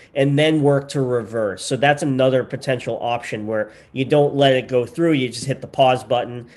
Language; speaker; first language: English; native; English